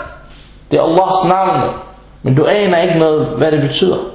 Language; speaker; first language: Danish; non-native, fluent; Arabic